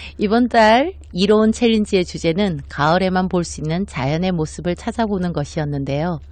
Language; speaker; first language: Korean; native; Korean